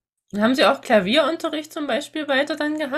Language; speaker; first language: German; native; German